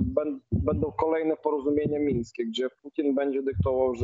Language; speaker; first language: Polish; non-native, fluent; Ukrainian